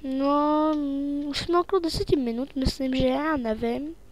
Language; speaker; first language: Czech; native; Czech